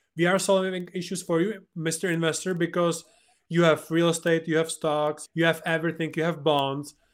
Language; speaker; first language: English; non-native, fluent; Czech